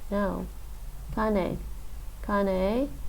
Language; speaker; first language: Italian; non-native, learner; English